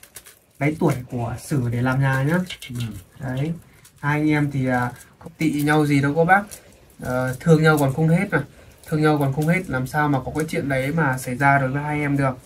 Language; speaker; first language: Vietnamese; native; Vietnamese